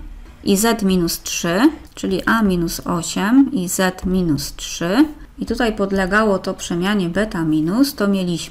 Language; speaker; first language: Polish; native; Polish